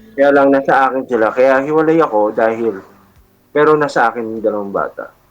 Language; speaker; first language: Filipino; native; Filipino